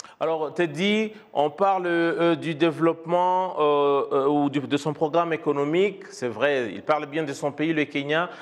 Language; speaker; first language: French; non-native, local second language; Kinyarwanda